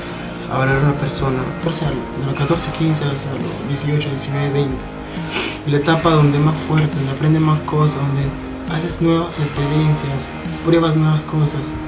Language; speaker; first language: Spanish; early bilingual, heritage; Spanish